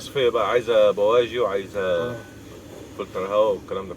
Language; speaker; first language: Arabic; native; Arabic